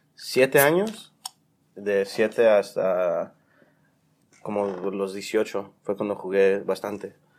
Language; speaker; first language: Spanish; early bilingual, heritage; Spanish